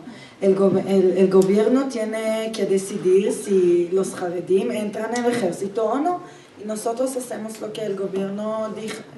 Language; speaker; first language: Spanish; non-native, fluent; Hebrew